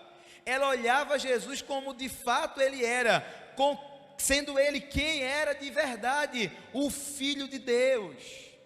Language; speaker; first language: Portuguese; native; Portuguese